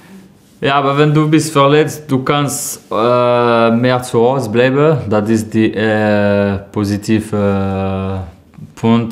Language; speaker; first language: German; non-native, learner; French